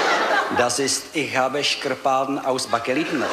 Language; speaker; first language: German; non-native, learner; Czech